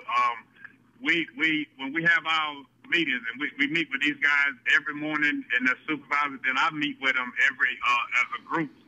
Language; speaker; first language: English; native; English